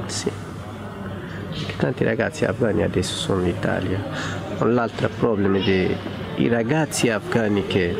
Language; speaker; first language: Italian; non-native, learner; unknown